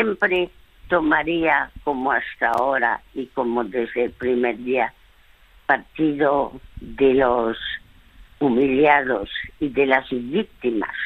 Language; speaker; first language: Spanish; early bilingual, other home language; French